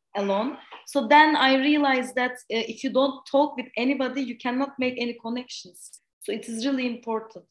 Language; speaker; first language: English; non-native, fluent; Turkish